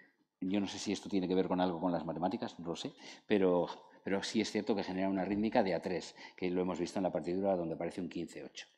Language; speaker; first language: Spanish; native; Spanish